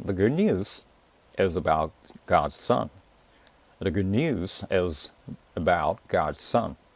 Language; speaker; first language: English; non-native, fluent; Korean